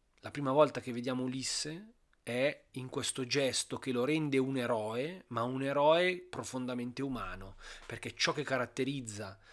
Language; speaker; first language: Italian; native; Italian